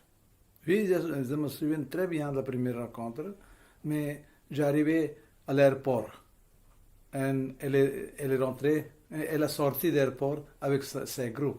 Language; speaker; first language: French; non-native, fluent; Hindi